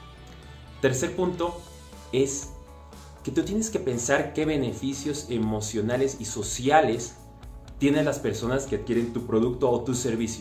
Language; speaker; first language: Spanish; native; Spanish